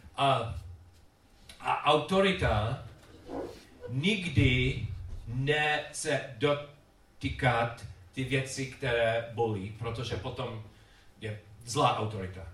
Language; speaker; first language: Czech; non-native, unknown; English